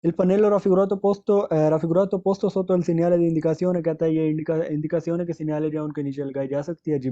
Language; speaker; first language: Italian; non-native, fluent; Urdu